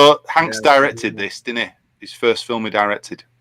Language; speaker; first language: English; native; English